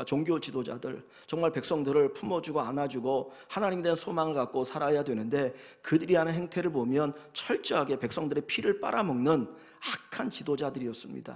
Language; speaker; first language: Korean; native; Korean